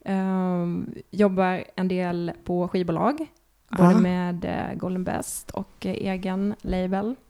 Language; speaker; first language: Swedish; native; Swedish